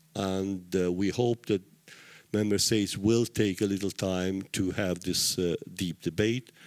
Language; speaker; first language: English; non-native, fluent; Italian